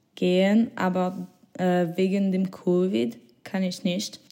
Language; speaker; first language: German; non-native, learner; French